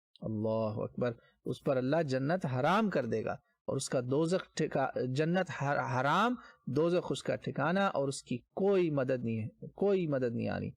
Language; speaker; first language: Urdu; native; Urdu